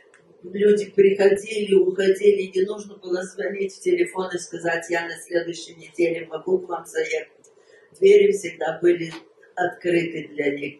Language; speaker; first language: Russian; early bilingual, heritage; Russian